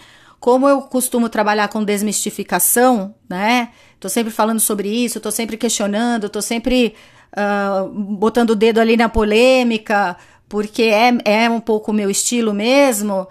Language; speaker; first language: Portuguese; native; Portuguese